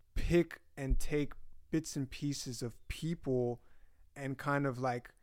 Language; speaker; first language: English; early bilingual, other home language; Spanish